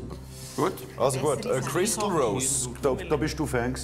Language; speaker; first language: German; native; German